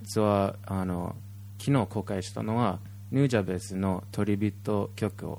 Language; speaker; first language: Japanese; non-native, fluent; English